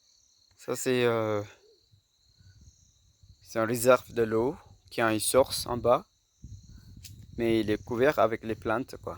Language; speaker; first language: French; non-native, fluent; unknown